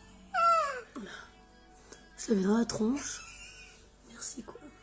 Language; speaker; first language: French; native; French